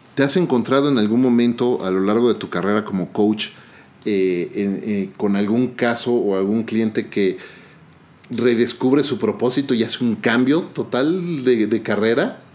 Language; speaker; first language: Spanish; native; Spanish